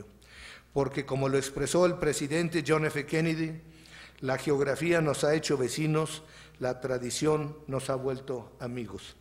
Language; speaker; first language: Spanish; native; Spanish